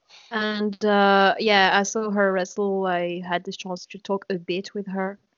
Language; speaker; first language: English; non-native, fluent; French